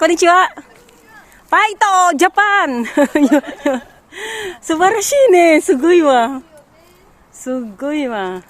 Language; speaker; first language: Japanese; early bilingual, other home language; Filipino